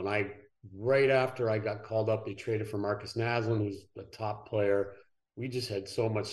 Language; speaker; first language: English; native; English